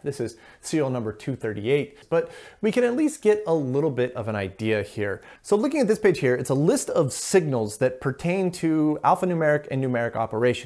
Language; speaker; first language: English; native; English